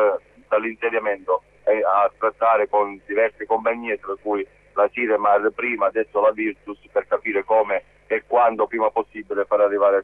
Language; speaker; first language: Italian; native; Italian